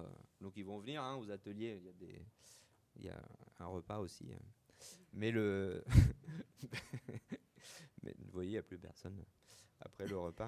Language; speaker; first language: French; native; French